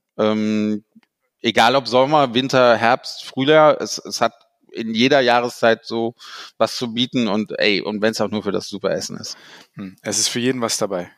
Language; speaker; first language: German; native; German